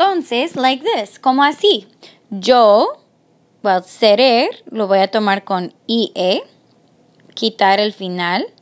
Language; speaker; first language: Spanish; non-native, fluent; English